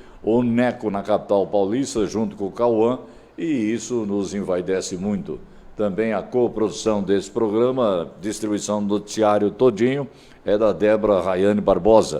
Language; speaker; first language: Portuguese; native; Portuguese